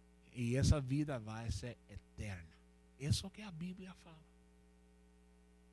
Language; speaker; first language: Portuguese; non-native, fluent; Spanish